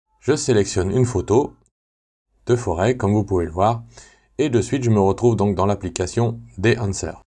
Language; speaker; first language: French; native; French